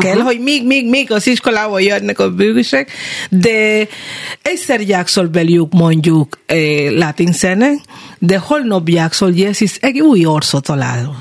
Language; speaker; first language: Hungarian; non-native, learner; Spanish